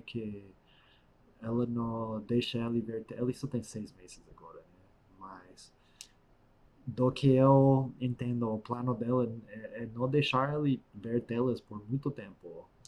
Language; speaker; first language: Portuguese; non-native, fluent; English